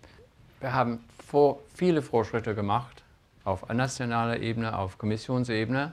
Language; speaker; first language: German; non-native, fluent; English